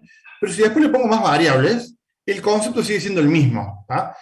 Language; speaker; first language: Spanish; native; Spanish